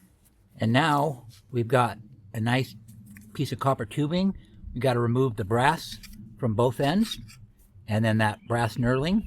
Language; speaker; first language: English; native; English